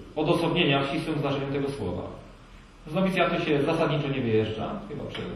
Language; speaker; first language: Polish; native; Polish